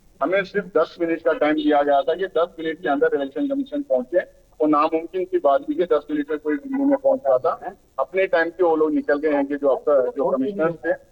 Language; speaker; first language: Hindi; non-native, local second language; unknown